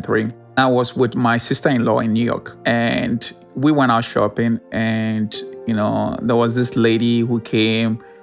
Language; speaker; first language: English; non-native, local second language; Ewe